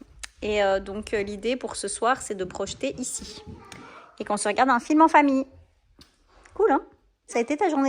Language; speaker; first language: French; native; French